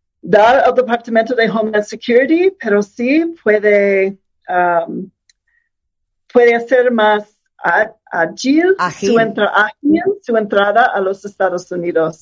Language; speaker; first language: Spanish; non-native, fluent; English